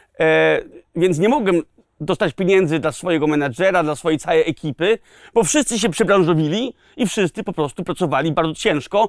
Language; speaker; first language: Polish; early bilingual, heritage; Polish